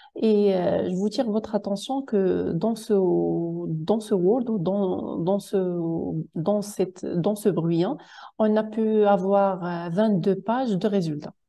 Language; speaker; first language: French; non-native, local second language; Arabic